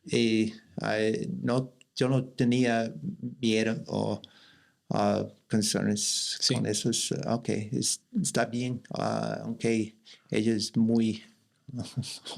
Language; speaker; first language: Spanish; non-native, learner; English